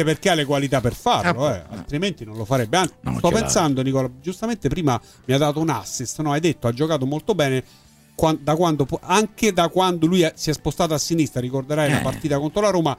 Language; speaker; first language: Italian; native; Italian